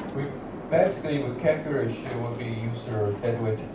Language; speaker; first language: English; non-native, learner; Chinese